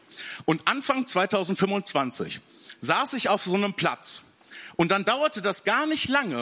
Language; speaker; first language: German; native; German